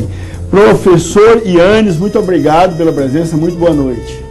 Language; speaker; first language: Portuguese; native; Portuguese